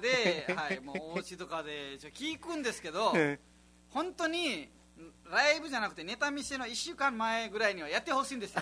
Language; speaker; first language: Japanese; non-native, fluent; Nepali